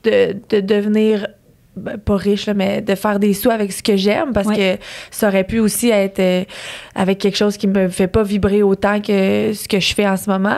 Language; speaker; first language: French; native; French